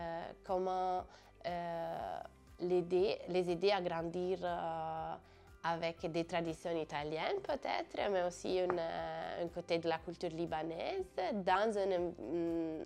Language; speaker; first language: French; non-native, fluent; Italian